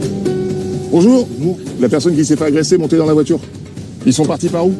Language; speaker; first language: French; native; French